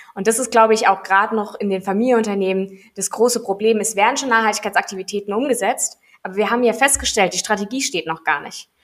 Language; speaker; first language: German; native; German